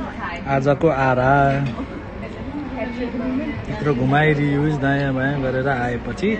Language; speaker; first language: Nepali; native; Nepali